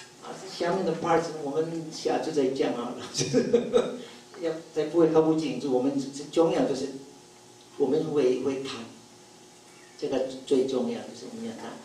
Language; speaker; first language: Chinese; non-native, fluent; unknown